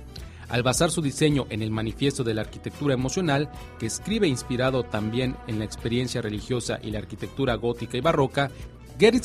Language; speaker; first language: Spanish; native; Spanish